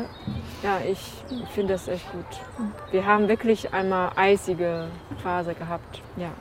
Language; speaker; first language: German; non-native, fluent; Chinese